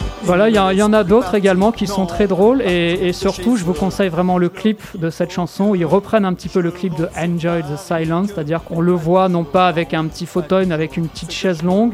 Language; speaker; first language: French; native; French